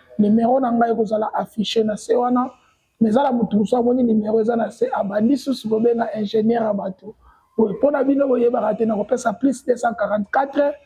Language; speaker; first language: Lingala; non-native, local second language; Kongo